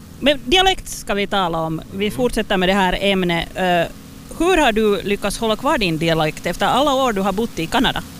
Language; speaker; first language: Swedish; native; Swedish